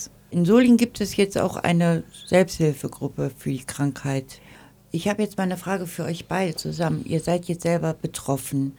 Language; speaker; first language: German; native; German